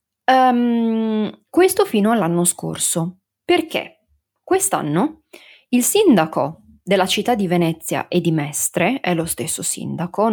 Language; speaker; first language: Italian; native; Italian